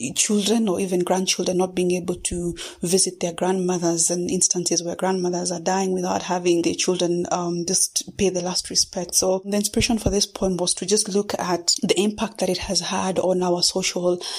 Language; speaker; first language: English; non-native, local second language; Kikuyu